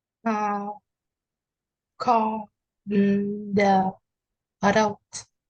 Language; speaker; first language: English; non-native, learner; Vietnamese